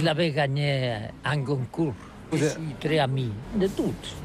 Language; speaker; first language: French; non-native, learner; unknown